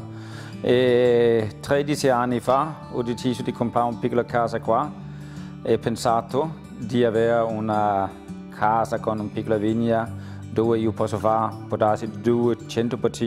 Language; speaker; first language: Italian; non-native, fluent; Danish